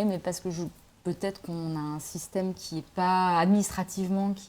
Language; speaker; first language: French; native; French